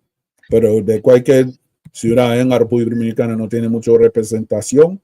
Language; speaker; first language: Spanish; early bilingual, heritage; Spanish